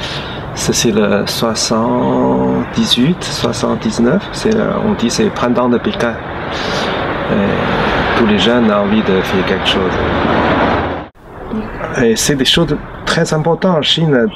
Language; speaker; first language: French; non-native, learner; Chinese